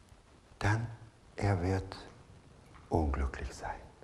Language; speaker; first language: German; non-native, fluent; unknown